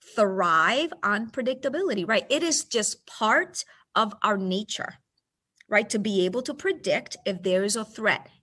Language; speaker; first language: English; early bilingual, other home language; Spanish